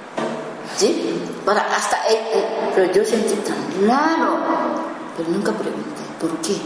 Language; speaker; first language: Spanish; non-native, learner; Japanese